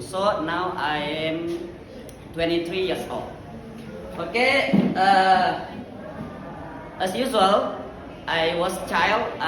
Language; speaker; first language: English; non-native, learner; Indonesian